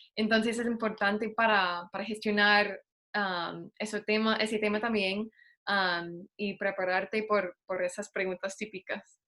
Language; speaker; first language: Spanish; non-native, fluent; English